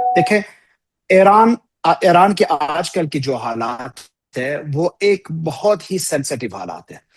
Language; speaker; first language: Urdu; non-native, local second language; Balti